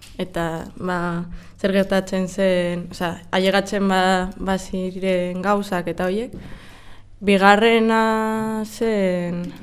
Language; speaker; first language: Basque; non-native, local second language; Spanish